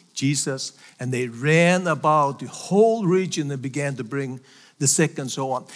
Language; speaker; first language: English; non-native, fluent; Faroese